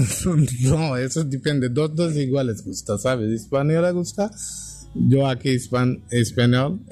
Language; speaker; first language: Spanish; non-native, learner; Bangla